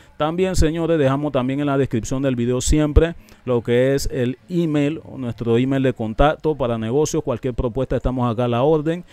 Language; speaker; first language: Spanish; non-native, local second language; English